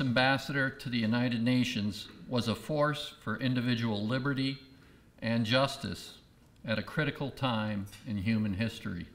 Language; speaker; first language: English; native; English